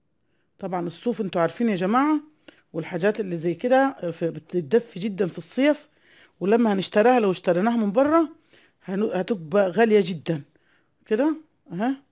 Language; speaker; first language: Arabic; native; Arabic